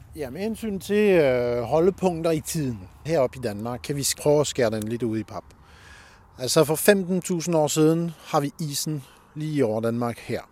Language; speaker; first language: Danish; non-native, fluent; French